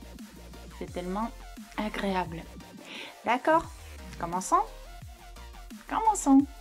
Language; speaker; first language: French; non-native, fluent; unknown